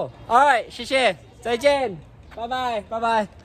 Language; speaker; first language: Chinese; non-native, learner; English